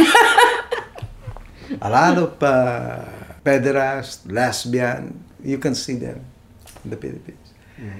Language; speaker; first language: English; non-native, local second language; Filipino